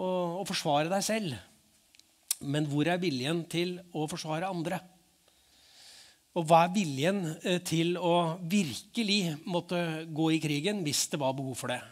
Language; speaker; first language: Norwegian; native; Norwegian